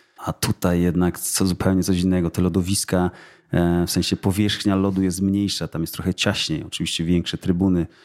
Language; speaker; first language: Polish; native; Polish